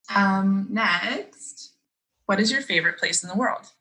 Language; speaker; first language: English; native; English